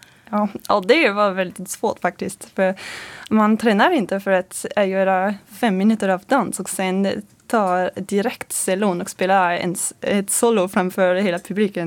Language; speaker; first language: Swedish; non-native, fluent; French